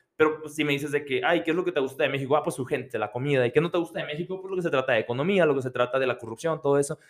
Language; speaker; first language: Spanish; native; Spanish